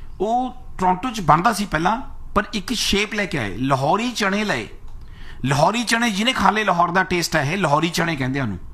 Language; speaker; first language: Punjabi; native; Punjabi